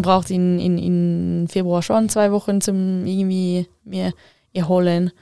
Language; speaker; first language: German; non-native, local second language; French